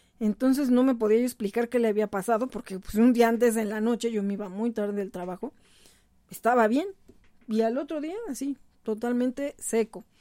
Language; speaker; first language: Spanish; native; Spanish